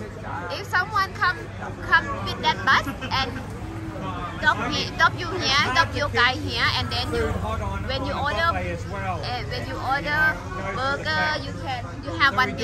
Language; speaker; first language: English; non-native, learner; Thai